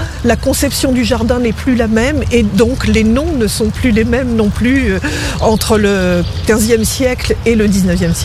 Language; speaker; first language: French; native; French